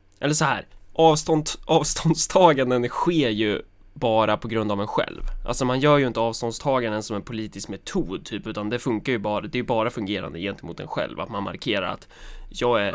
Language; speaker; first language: Swedish; native; Swedish